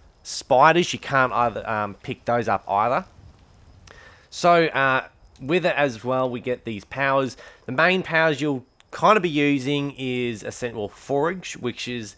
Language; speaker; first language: English; native; English